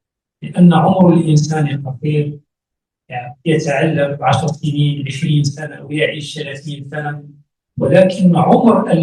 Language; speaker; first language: Arabic; native; Arabic